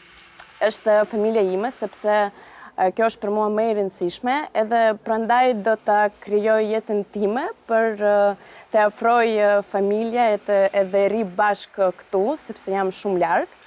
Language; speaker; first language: Albanian; non-native, learner; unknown